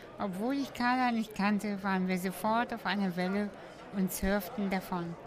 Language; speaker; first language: German; early bilingual, other home language; Russian